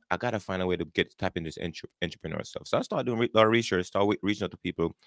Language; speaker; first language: English; non-native, local second language; Jamaican Creole English